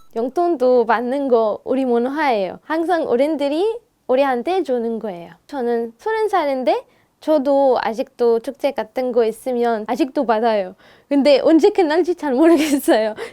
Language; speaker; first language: Korean; non-native, fluent; Arabic